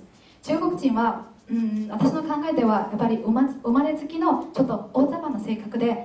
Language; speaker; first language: Japanese; non-native, fluent; Chinese